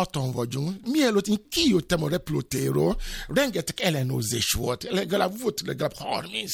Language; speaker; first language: Hungarian; non-native, fluent; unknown